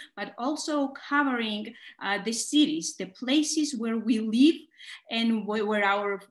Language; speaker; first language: English; non-native, fluent; Georgian